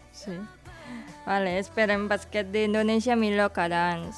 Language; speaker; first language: Catalan; non-native, learner; Indonesian